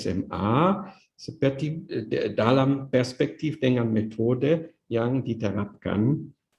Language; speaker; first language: Indonesian; non-native, fluent; German